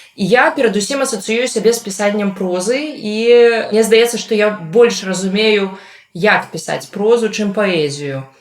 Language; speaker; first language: Belarusian; non-native, local second language; Russian